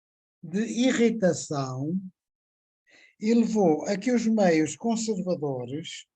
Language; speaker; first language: Portuguese; native; Portuguese